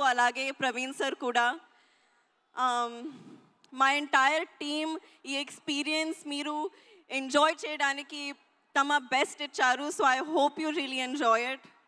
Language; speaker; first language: Telugu; non-native, learner; Hindi